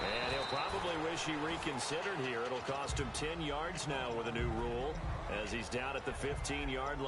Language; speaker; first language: English; native; English